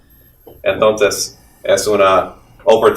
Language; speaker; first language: Spanish; non-native, fluent; English